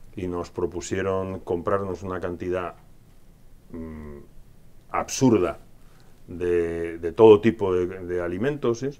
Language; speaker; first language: Spanish; native; Spanish